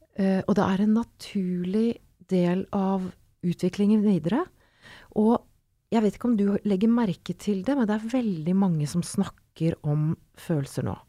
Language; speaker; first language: Norwegian; native; Norwegian